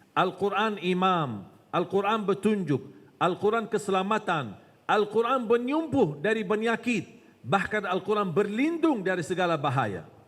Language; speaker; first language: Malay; non-native, fluent; Arabic